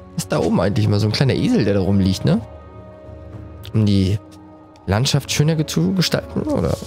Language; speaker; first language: German; native; German